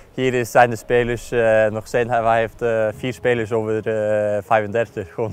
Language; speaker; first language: Dutch; non-native, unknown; Norwegian